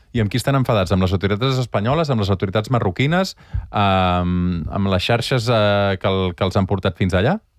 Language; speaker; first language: Catalan; native; Catalan